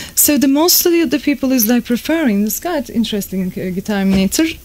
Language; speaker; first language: English; non-native, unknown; Turkish